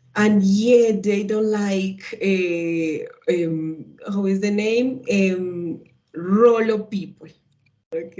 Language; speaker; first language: English; non-native, learner; Spanish